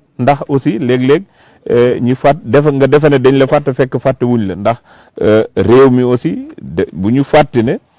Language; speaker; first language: Wolof; non-native, local second language; Fula